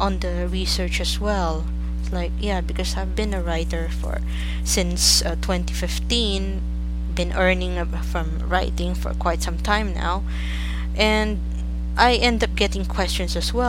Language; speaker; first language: English; non-native, local second language; Filipino